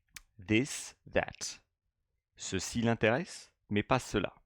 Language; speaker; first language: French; non-native, fluent; English